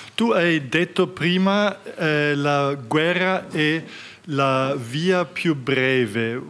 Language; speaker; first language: Italian; non-native, fluent; German